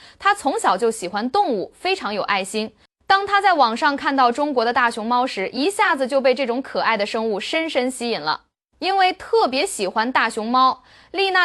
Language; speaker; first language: Chinese; native; Chinese